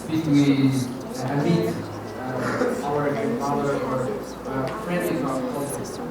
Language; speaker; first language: English; non-native, learner; Uzbek